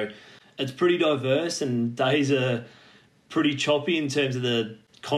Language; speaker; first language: English; native; English